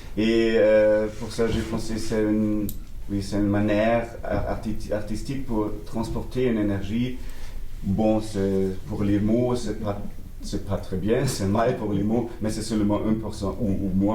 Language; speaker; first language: French; non-native, learner; German